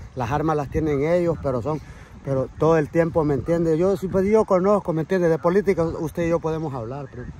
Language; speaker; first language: Spanish; native; Spanish